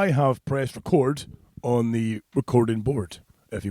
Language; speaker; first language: English; native; English